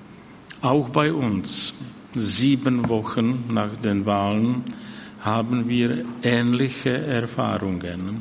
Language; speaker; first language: German; non-native, fluent; Czech